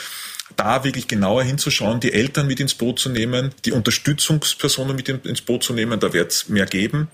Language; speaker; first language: German; native; German